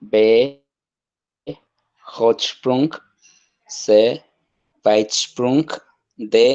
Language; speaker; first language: German; non-native, learner; Spanish